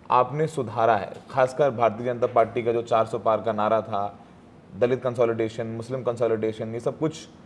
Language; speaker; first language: Hindi; native; Hindi